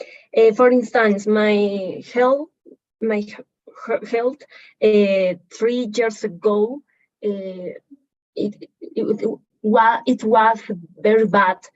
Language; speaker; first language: English; non-native, learner; Spanish